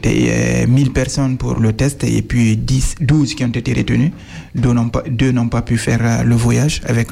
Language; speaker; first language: French; non-native, fluent; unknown